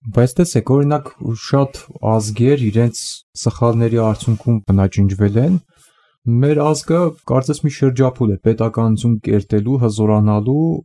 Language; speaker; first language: Armenian; native; Armenian